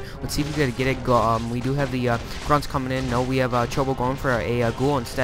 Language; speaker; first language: English; native; English